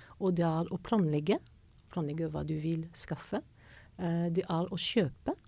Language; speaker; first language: Norwegian; non-native, fluent; French